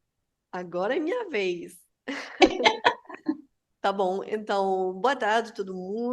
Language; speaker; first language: Portuguese; non-native, fluent; Spanish